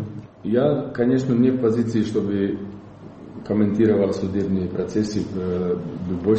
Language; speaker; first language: Russian; non-native, fluent; Croatian